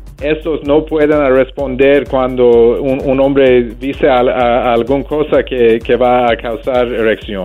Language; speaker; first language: Spanish; non-native, fluent; English